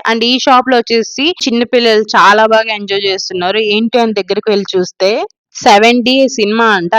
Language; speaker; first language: Telugu; non-native, local second language; Tamil